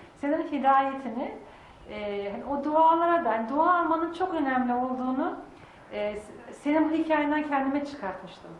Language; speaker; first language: Turkish; native; Turkish